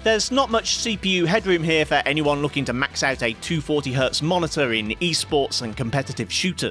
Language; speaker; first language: English; native; English